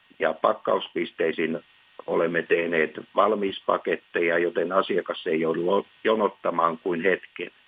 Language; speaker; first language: Finnish; native; Finnish